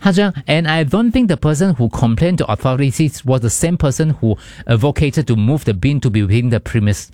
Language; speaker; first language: English; non-native, local second language; Chinese